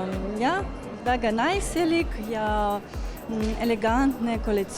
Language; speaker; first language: Estonian; non-native, local second language; Russian